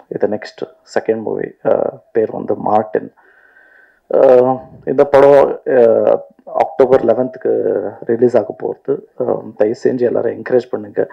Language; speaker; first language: Tamil; non-native, local second language; Kannada